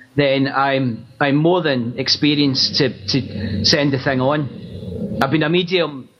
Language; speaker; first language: English; native; English